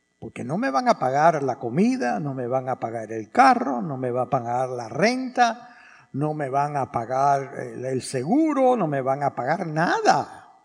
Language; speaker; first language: Spanish; early bilingual, heritage; English